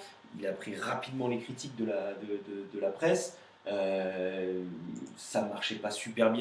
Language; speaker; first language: French; native; French